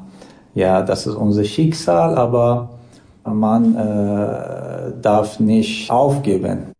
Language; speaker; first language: German; non-native, learner; Persian